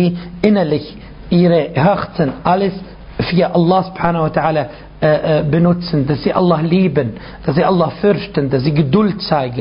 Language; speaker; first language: German; non-native, fluent; Arabic